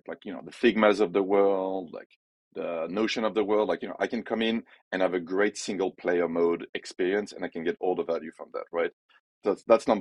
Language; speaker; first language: English; non-native, fluent; French